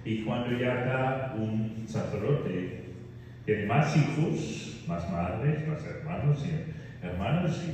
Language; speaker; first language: Spanish; non-native, fluent; English